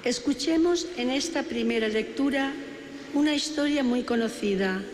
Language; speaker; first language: Spanish; non-native, local second language; Catalan